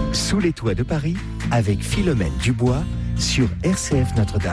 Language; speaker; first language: French; native; French